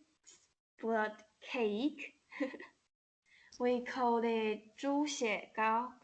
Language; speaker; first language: English; non-native, learner; Chinese